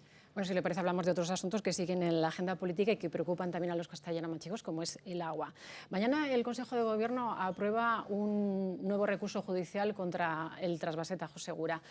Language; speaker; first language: Spanish; native; Spanish